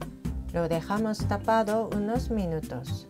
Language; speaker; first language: Spanish; non-native, fluent; Japanese